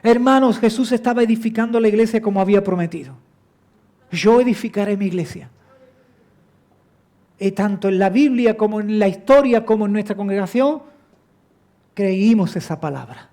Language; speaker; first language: Spanish; native; Spanish